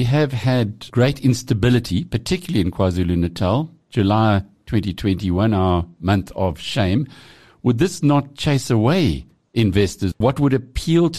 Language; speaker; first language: English; native; English